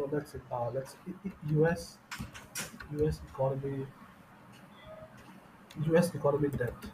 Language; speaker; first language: English; non-native, fluent; Bangla